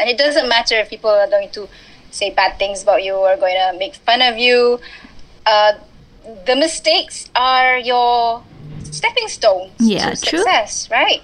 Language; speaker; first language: English; early bilingual, other home language; Malay